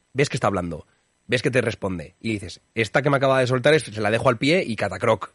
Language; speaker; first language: Spanish; native; Spanish